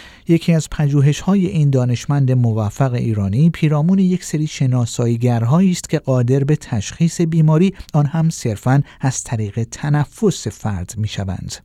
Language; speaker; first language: Persian; native; Persian